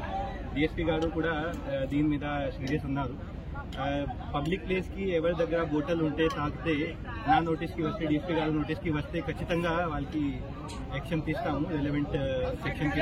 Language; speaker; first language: Telugu; non-native, fluent; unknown